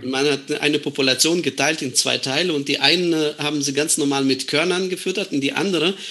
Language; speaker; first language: German; non-native, fluent; Estonian